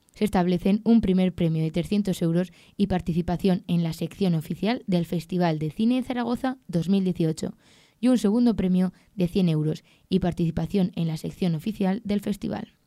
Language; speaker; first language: Spanish; native; Spanish